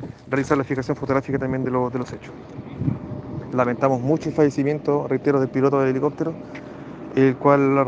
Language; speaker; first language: Spanish; native; Spanish